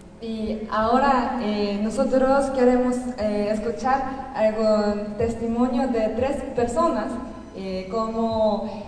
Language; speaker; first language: Spanish; non-native, learner; Korean